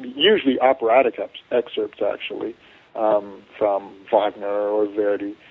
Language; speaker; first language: English; native; English